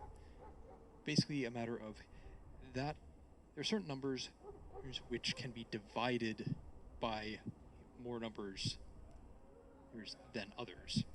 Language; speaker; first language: English; native; English